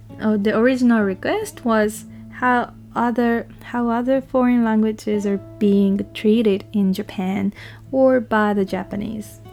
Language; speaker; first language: English; non-native, fluent; Japanese